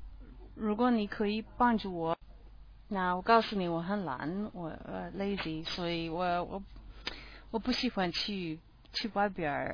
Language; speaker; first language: Chinese; non-native, learner; English